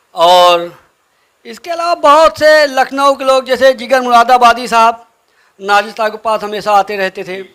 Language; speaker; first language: Urdu; native; Urdu